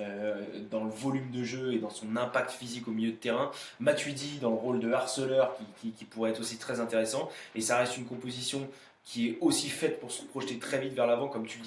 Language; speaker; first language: French; native; French